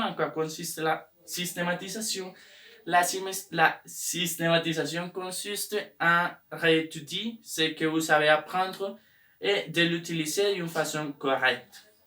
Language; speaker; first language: French; non-native, learner; Spanish